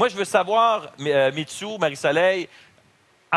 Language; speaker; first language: French; native; French